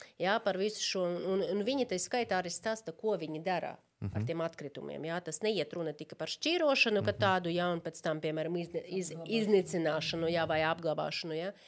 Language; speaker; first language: Latvian; non-native, local second language; Russian